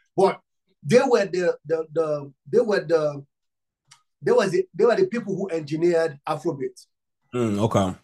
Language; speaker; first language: English; non-native, local second language; Yoruba